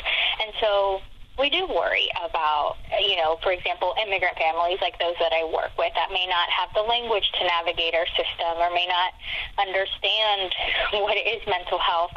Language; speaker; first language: English; non-native, fluent; Spanish